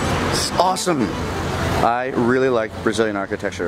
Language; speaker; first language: English; native; English